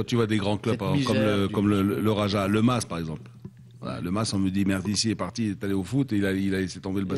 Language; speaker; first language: French; non-native, local second language; Arabic